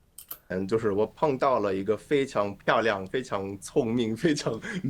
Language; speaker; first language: Chinese; non-native, learner; English